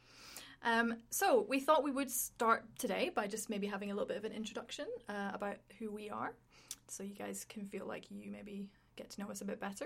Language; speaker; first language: English; native; English